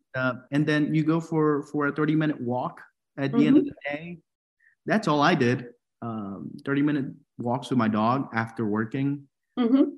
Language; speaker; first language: English; non-native, fluent; Spanish